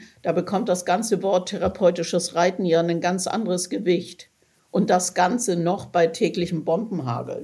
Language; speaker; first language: German; native; German